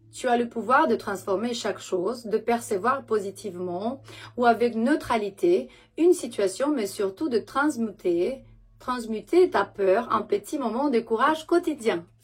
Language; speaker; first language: French; non-native, fluent; Romanian